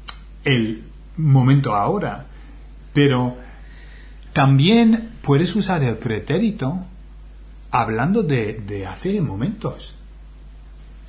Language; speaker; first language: Spanish; non-native, fluent; English